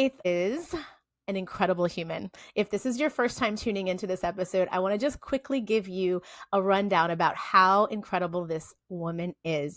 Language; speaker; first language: English; native; English